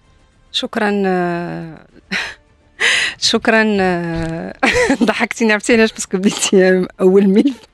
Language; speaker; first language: Arabic; native; Arabic